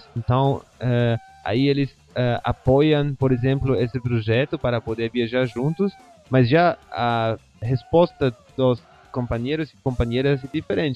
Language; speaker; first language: Portuguese; non-native, fluent; Spanish